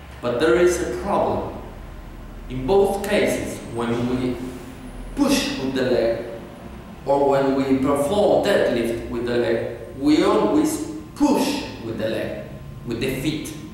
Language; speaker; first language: English; non-native, fluent; Spanish